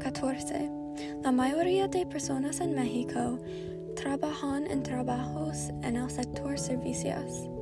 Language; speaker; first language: Spanish; non-native, learner; English